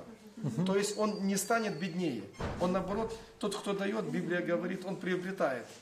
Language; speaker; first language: Russian; non-native, local second language; Ukrainian